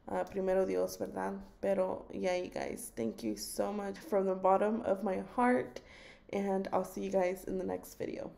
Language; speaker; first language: English; early bilingual, other home language; Spanish